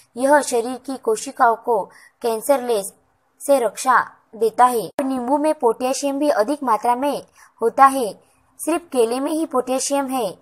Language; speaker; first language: Hindi; non-native, local second language; Marathi